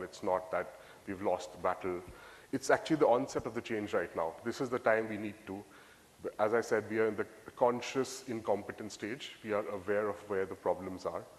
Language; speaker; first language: English; non-native, local second language; Bangla